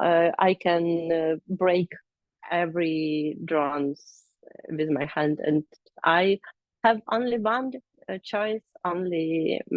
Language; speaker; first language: English; non-native, learner; Ukrainian